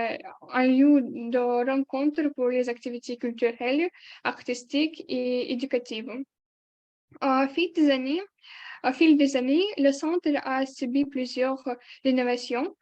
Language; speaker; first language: French; non-native, learner; Ukrainian